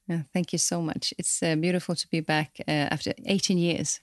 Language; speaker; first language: English; non-native, fluent; Swedish